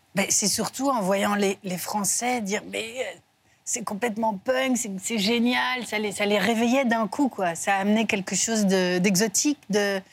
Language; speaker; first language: French; native; French